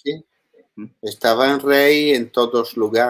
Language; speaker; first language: Spanish; non-native, learner; Italian